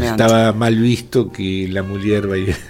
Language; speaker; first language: Portuguese; non-native, fluent; Spanish